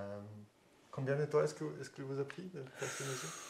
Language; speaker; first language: French; non-native, fluent; German